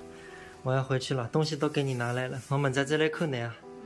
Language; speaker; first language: Chinese; non-native, local second language; Wu Chinese